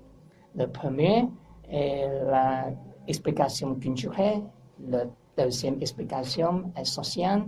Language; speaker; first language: French; non-native, learner; English